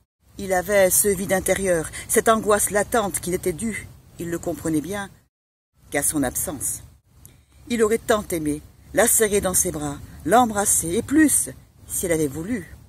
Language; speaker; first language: French; native; French